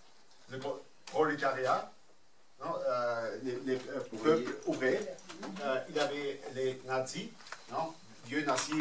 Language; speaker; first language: French; non-native, fluent; German